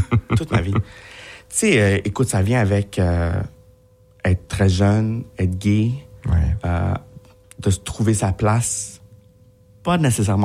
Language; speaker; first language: French; native; French